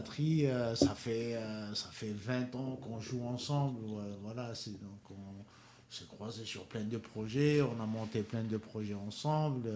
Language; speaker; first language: French; non-native, local second language; Kabyle